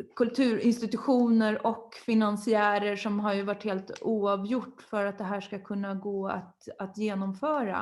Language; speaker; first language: Swedish; native; Swedish